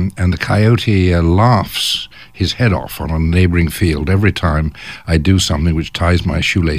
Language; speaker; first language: English; native; English